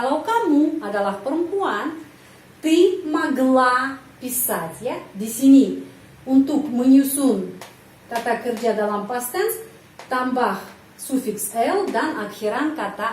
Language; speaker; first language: Indonesian; non-native, fluent; Russian